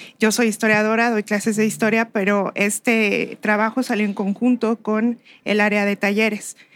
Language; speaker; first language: Spanish; native; Spanish